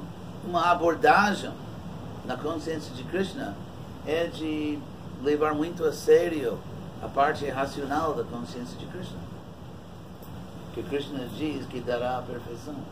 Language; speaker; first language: Portuguese; non-native, fluent; English